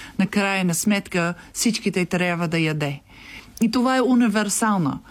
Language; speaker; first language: Bulgarian; non-native, learner; English